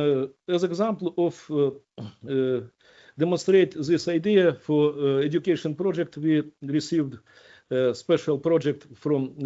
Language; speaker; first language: English; non-native, learner; Ukrainian